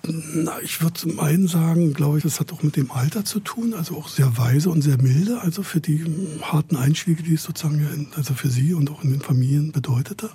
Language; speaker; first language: German; native; German